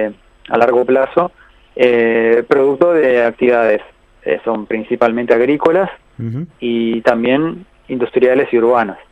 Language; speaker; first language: Spanish; native; Spanish